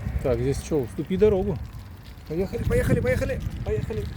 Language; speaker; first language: Russian; native; Russian